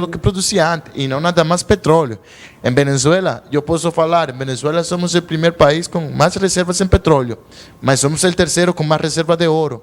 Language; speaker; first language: Portuguese; non-native, learner; Spanish